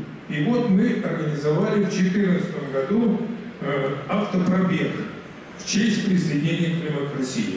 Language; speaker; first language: Russian; native; Russian